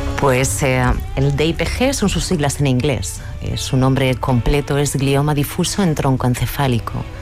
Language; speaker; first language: Spanish; native; Spanish